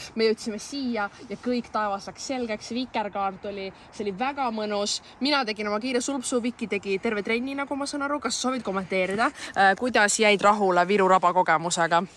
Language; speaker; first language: Estonian; native; Estonian